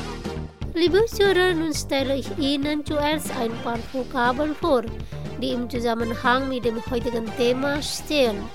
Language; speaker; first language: German; non-native, fluent; Indonesian